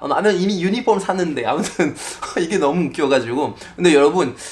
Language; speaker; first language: Korean; non-native, fluent; French